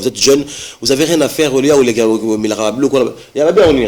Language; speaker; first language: French; non-native, local second language; Lingala